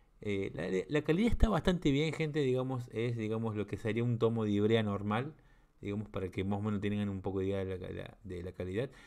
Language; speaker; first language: Spanish; native; Spanish